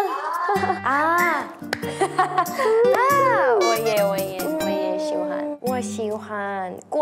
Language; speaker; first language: Chinese; non-native, learner; Korean